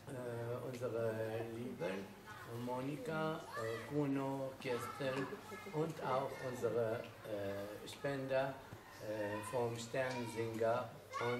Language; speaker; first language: German; non-native, fluent; Arabic